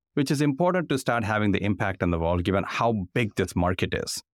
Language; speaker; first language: English; non-native, local second language; Telugu